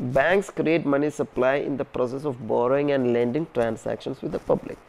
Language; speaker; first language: English; non-native, local second language; Malayalam